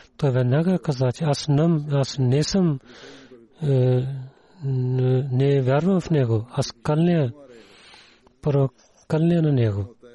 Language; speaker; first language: Bulgarian; non-native, learner; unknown